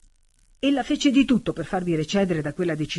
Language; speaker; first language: Italian; native; Italian